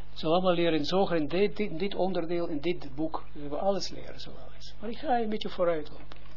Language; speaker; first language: Dutch; non-native, fluent; Hebrew